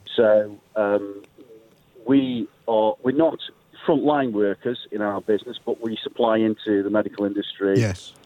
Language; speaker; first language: English; native; English